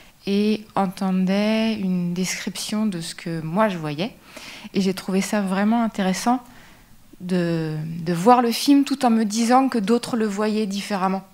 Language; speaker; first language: French; native; French